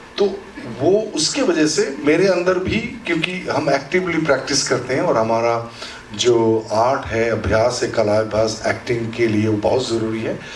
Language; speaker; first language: Hindi; non-native, local second language; Assamese